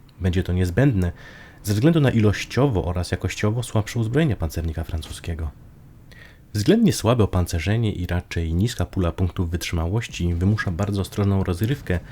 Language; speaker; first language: Polish; native; Polish